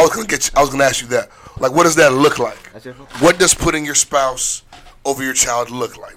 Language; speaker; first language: English; early bilingual, other home language; Haitian Creole